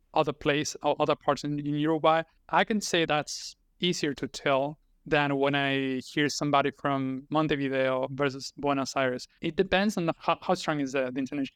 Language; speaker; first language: English; non-native, fluent; Spanish